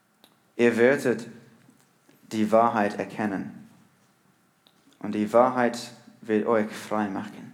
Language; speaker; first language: German; non-native, learner; English